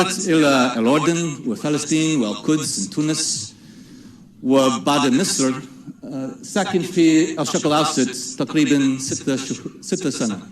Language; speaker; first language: Arabic; non-native, fluent; English